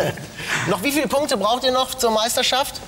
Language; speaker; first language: German; native; German